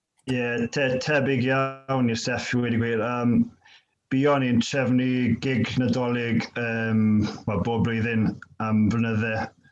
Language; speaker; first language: Welsh; native; Welsh